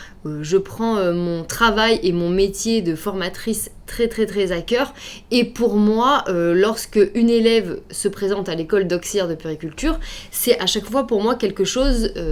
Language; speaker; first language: French; native; French